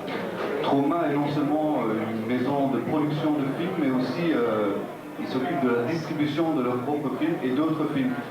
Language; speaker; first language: French; native; French